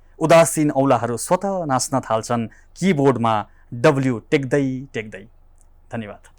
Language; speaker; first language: Nepali; native; Nepali